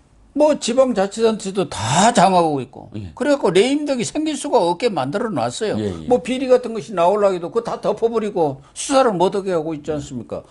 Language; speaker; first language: Korean; native; Korean